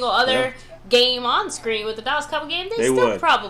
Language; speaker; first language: English; native; English